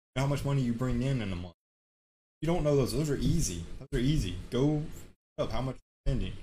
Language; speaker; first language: English; native; English